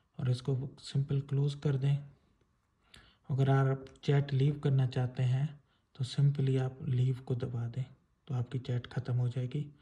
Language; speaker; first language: Urdu; non-native, local second language; Sindhi